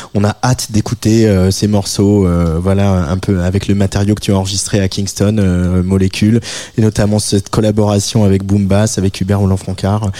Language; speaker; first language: French; native; French